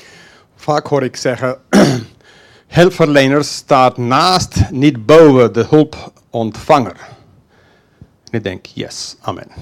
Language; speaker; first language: Dutch; non-native, fluent; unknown